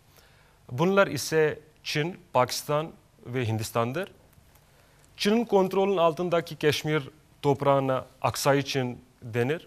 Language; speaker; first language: Turkish; non-native, fluent; Kashmiri